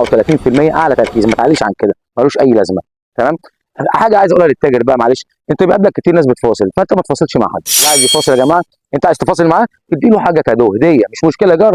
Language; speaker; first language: Arabic; native; Arabic